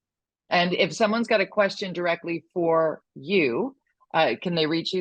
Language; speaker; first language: English; native; English